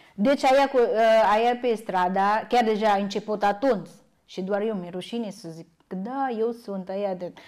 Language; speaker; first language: Romanian; non-native, learner; Filipino